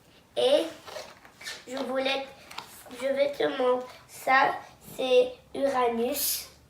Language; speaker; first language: French; non-native, local second language; English